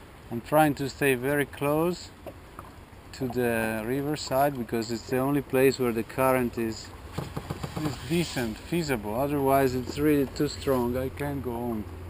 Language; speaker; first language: English; non-native, fluent; Italian